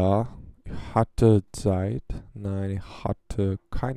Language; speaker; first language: German; non-native, learner; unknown